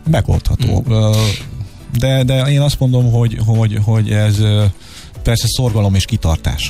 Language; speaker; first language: Hungarian; native; Hungarian